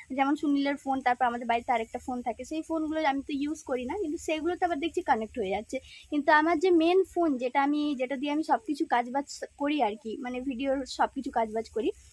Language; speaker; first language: Bangla; non-native, local second language; Santali